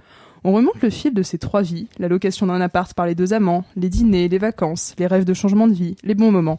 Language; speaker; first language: French; native; French